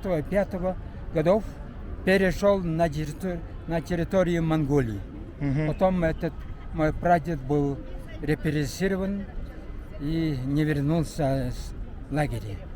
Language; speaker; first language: Russian; non-native, fluent; Mongolian